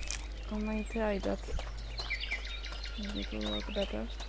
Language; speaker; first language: English; non-native, fluent; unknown